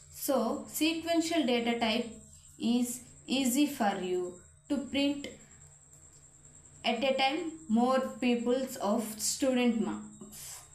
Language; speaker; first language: English; non-native, local second language; Telugu